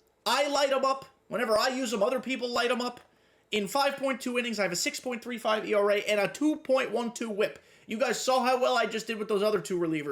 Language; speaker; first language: English; native; English